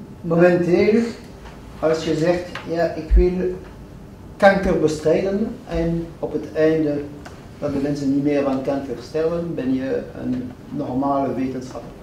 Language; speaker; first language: Dutch; non-native, fluent; French